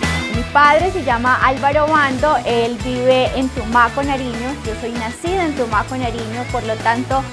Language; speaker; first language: Spanish; native; Spanish